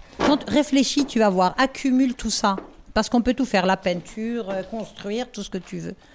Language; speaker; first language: French; non-native, local second language; Arabic